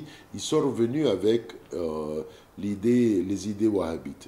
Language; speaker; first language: French; non-native, fluent; Arabic